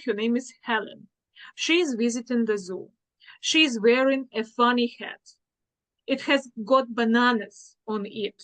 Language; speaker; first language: English; non-native, fluent; Russian